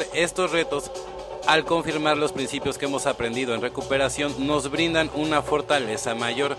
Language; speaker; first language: Spanish; native; Spanish